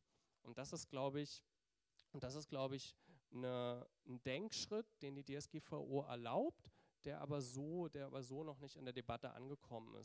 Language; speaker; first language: German; native; German